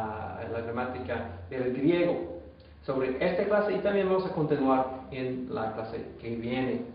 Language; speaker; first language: Spanish; non-native, fluent; English